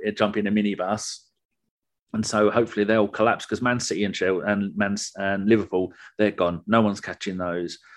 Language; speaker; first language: English; native; English